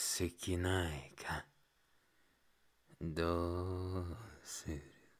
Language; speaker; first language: Japanese; non-native, learner; Spanish